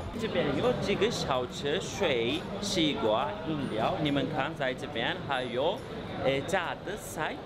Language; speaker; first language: Chinese; non-native, fluent; Turkish